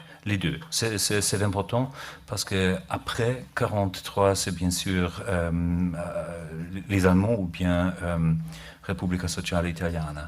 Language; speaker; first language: French; non-native, learner; German